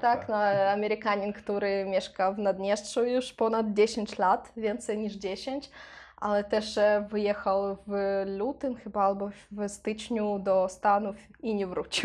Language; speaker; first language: Polish; non-native, learner; Russian